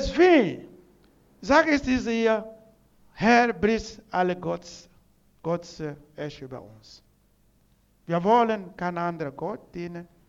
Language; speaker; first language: German; non-native, learner; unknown